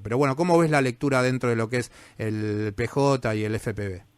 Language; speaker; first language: Spanish; native; Spanish